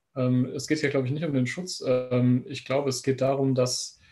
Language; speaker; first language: German; native; German